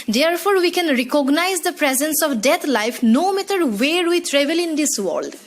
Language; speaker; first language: English; non-native, local second language; Assamese